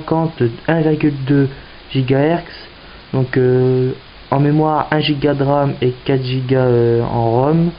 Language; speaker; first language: French; native; French